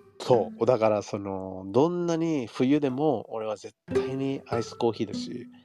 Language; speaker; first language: Japanese; early bilingual, heritage; Japanese